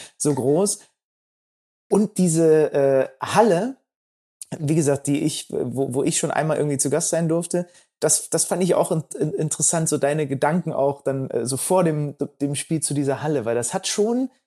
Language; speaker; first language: German; native; German